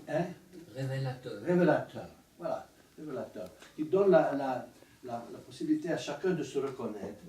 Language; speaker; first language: French; non-native, fluent; Italian